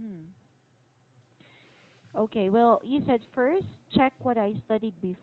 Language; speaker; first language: English; non-native, fluent; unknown